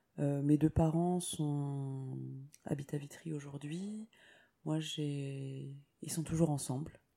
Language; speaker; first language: French; native; French